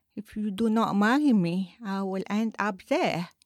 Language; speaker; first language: English; non-native, fluent; Arabic